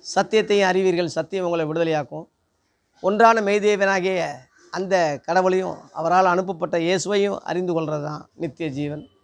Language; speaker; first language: Tamil; non-native, local second language; Telugu